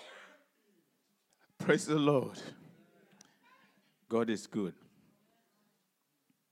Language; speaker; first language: English; non-native, local second language; Hausa